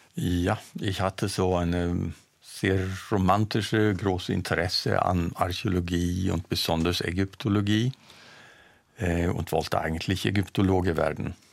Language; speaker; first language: German; non-native, fluent; Swedish